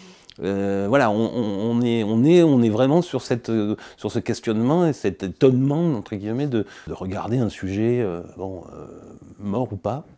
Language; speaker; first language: French; native; French